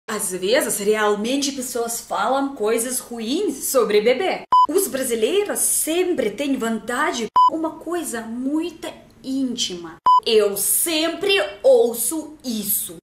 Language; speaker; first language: Portuguese; non-native, fluent; Russian